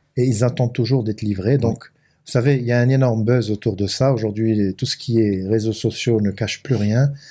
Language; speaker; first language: French; non-native, local second language; Arabic